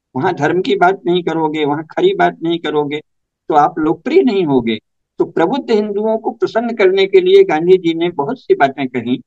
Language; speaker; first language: Hindi; native; Hindi